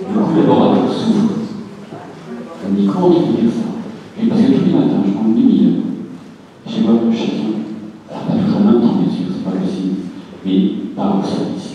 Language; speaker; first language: French; native; French